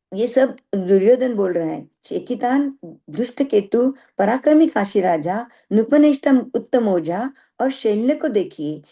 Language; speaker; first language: Hindi; non-native, local second language; Marathi